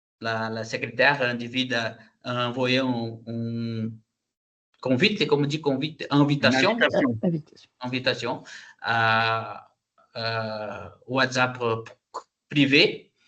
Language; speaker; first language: French; non-native, learner; Portuguese